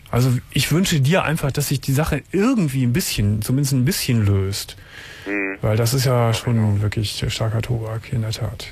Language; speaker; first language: German; native; German